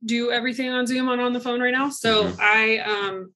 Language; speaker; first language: English; native; English